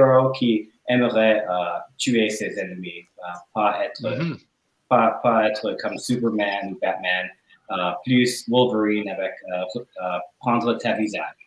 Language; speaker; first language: French; non-native, learner; English